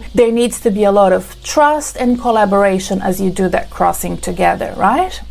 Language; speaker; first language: English; non-native, fluent; Portuguese